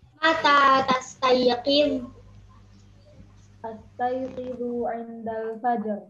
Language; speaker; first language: Arabic; non-native, learner; Indonesian